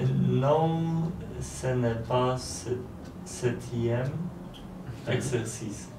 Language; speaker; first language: French; non-native, learner; Polish